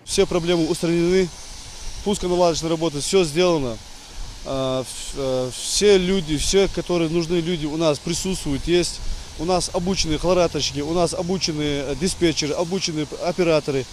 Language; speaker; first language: Russian; non-native, local second language; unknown